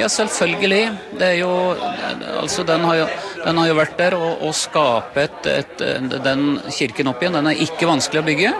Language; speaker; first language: Norwegian; native; Norwegian